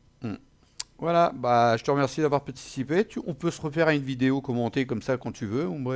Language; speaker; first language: French; native; French